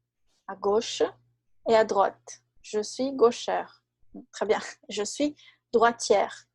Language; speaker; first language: French; non-native, fluent; Portuguese